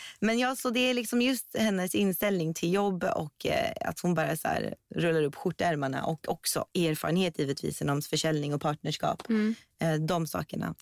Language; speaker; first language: Swedish; early bilingual, other home language; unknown